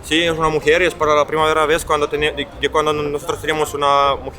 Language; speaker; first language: Spanish; non-native, learner; Romanian